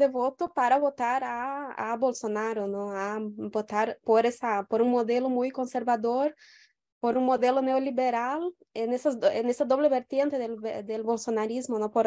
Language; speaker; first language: Spanish; non-native, fluent; Portuguese